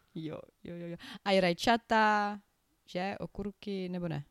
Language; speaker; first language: Czech; non-native, fluent; Ukrainian